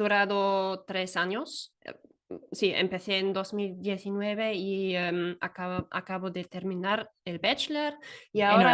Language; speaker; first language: Spanish; non-native, fluent; German